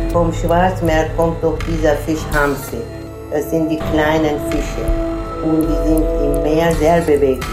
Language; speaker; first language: German; non-native, fluent; Turkish